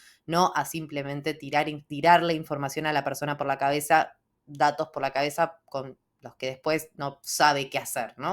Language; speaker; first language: Spanish; native; Spanish